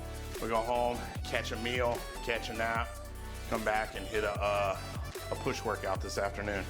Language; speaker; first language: English; native; English